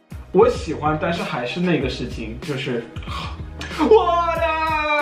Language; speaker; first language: Chinese; non-native, fluent; English